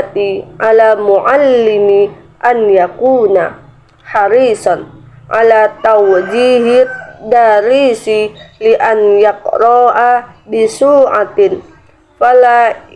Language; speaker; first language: Arabic; non-native, learner; Indonesian